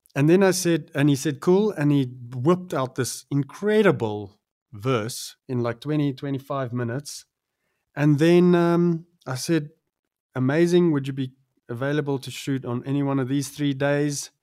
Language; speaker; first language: English; non-native, local second language; Afrikaans